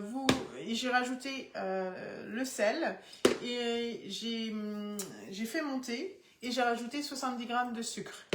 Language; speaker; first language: French; native; French